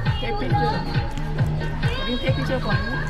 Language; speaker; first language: English; non-native, learner; Thai